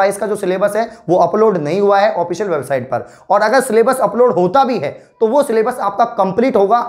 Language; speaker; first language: Hindi; native; Hindi